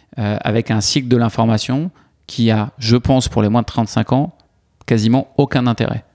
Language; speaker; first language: French; native; French